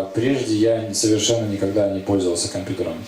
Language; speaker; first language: Russian; native; Russian